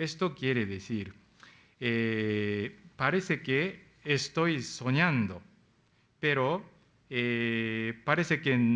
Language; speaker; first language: Spanish; non-native, fluent; Japanese